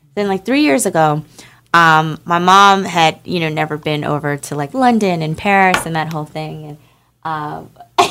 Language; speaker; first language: English; native; English